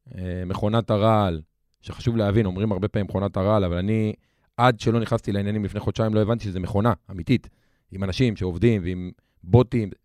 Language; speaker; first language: Hebrew; native; Hebrew